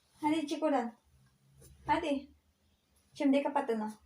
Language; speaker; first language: Turkish; non-native, learner; Filipino